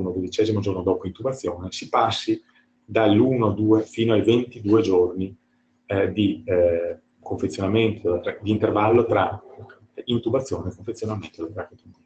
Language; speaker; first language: Italian; native; Italian